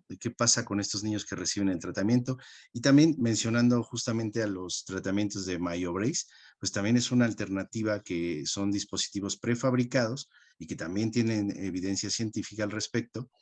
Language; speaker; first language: Spanish; native; Spanish